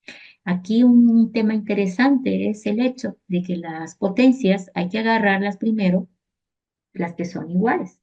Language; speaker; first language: Spanish; native; Spanish